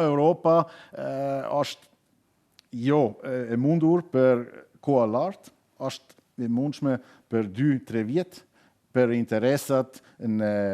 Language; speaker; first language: Albanian; non-native, learner; German